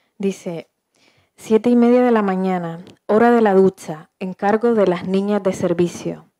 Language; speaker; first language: Spanish; native; Spanish